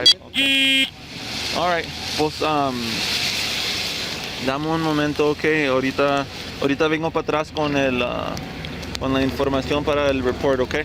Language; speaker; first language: Spanish; early bilingual, heritage; English